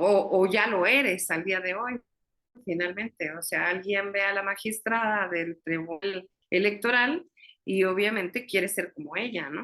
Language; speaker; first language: Spanish; native; Spanish